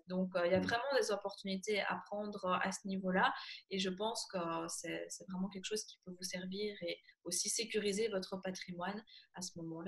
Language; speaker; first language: French; native; French